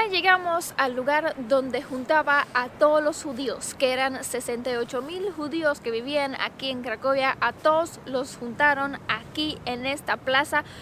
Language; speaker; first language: Spanish; non-native, fluent; Romanian